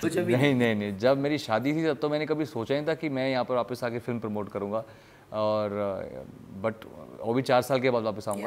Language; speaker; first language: Hindi; native; Hindi